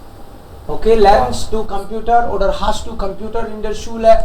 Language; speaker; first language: German; non-native, learner; Hindi